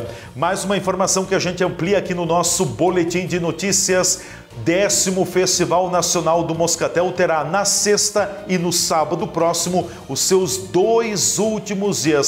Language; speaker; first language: Portuguese; native; Portuguese